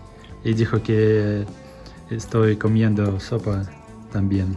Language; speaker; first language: Spanish; non-native, learner; Russian